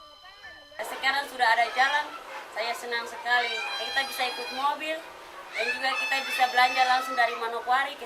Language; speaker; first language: Indonesian; non-native, local second language; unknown